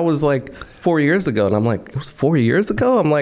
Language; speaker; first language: English; non-native, local second language; Hindi